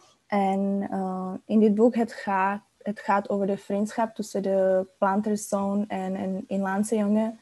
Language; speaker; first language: Dutch; non-native, learner; Czech